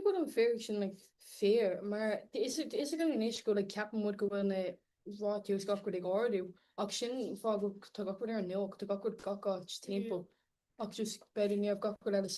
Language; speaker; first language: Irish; non-native, learner; Armenian